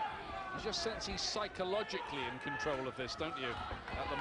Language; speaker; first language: English; native; English